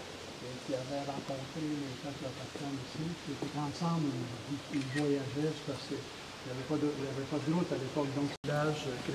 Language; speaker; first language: French; native; French